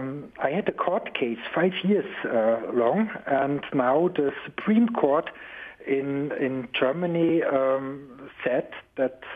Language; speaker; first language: English; non-native, fluent; German